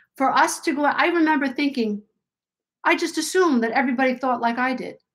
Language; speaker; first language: English; native; English